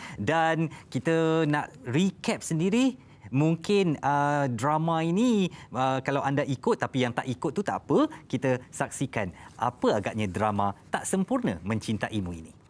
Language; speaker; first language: Malay; native; Malay